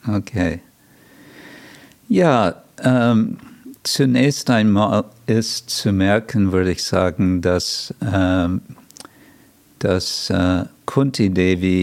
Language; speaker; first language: German; non-native, fluent; English